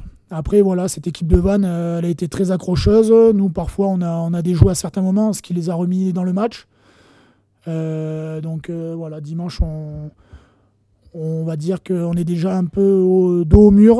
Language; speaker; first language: French; native; French